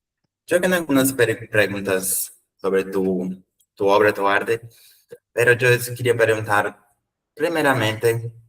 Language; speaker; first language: Spanish; non-native, learner; Portuguese